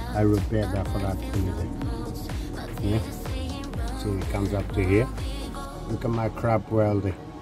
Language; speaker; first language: English; non-native, fluent; Portuguese